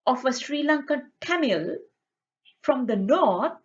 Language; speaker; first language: English; non-native, local second language; Sinhala